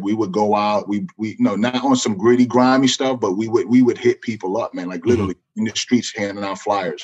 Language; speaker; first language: English; native; English